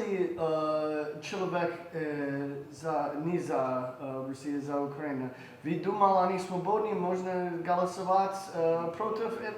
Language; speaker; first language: Russian; non-native, learner; English